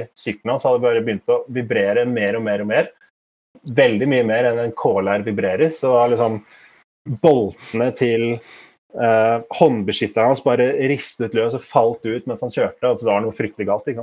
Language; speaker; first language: Norwegian; native; Norwegian